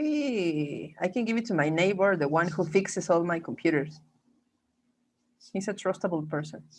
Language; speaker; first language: English; non-native, fluent; Spanish